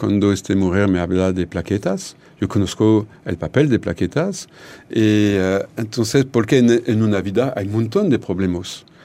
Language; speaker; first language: Spanish; non-native, learner; French